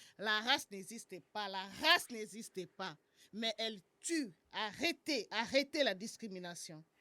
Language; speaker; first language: French; non-native, local second language; Lingala